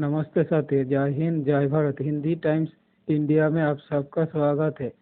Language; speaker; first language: Hindi; non-native, local second language; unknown